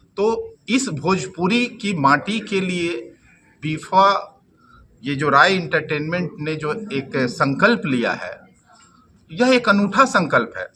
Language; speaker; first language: Hindi; non-native, local second language; Bhojpuri